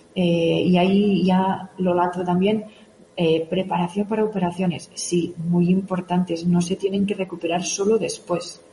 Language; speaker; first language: Spanish; native; Spanish